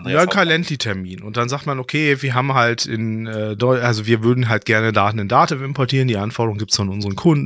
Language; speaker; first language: German; native; German